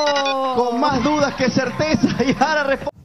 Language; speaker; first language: Spanish; native; Spanish